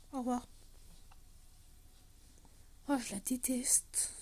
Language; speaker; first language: French; native; French